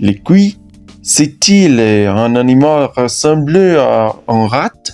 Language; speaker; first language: French; non-native, learner; Spanish